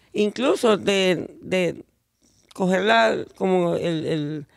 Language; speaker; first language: Spanish; native; Spanish